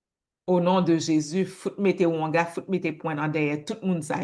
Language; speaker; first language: French; native; French